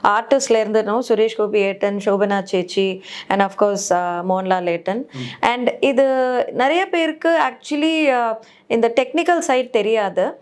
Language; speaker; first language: Tamil; native; Tamil